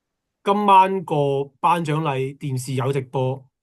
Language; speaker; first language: Chinese; native; Chinese